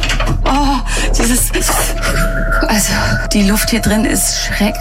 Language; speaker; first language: German; native; German